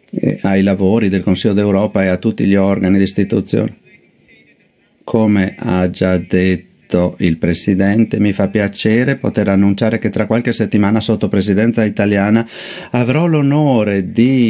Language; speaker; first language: Italian; native; Italian